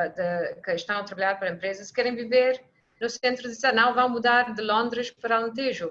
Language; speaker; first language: Portuguese; non-native, fluent; English